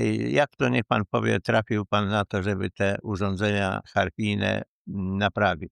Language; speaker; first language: Polish; native; Polish